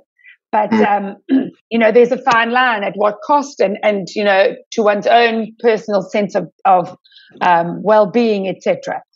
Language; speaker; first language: English; native; English